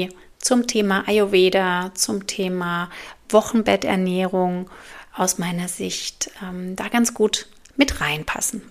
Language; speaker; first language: German; native; German